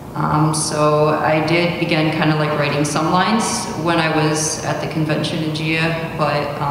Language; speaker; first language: English; early bilingual, other home language; Arabic